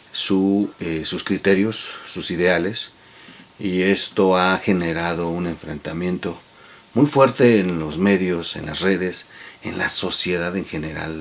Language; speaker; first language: Spanish; native; Spanish